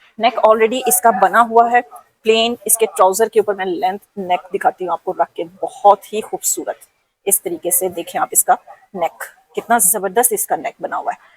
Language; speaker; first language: Urdu; non-native, local second language; Punjabi